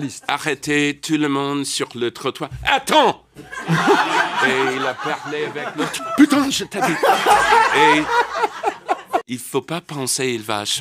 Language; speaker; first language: French; non-native, learner; English